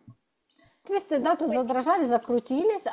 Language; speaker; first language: Russian; native; Russian